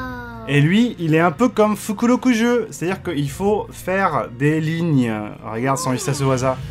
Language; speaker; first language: French; native; French